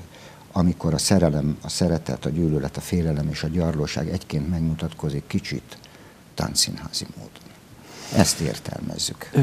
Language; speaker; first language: Hungarian; native; Hungarian